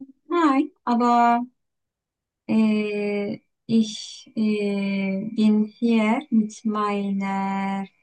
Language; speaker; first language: German; non-native, learner; Turkish